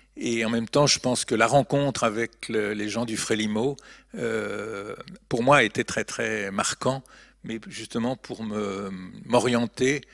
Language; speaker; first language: French; native; French